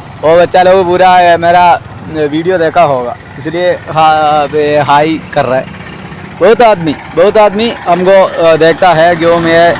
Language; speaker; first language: Hindi; non-native, local second language; Malayalam